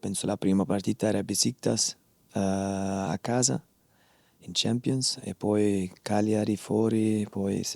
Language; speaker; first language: Italian; non-native, fluent; Dutch